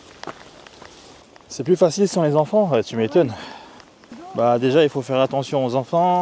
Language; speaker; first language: French; native; French